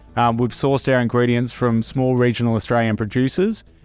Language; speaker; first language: English; native; English